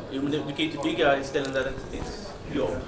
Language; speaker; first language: Swedish; native; Swedish